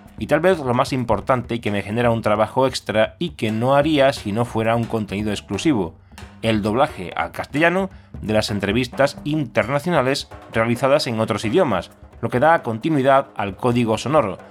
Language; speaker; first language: Spanish; native; Spanish